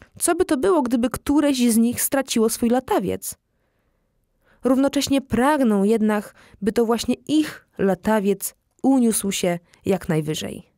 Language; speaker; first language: Polish; native; Polish